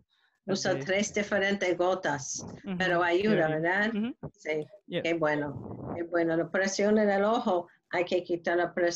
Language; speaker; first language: Spanish; non-native, learner; English